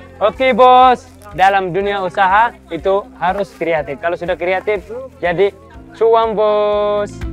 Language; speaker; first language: Indonesian; non-native, learner; Arabic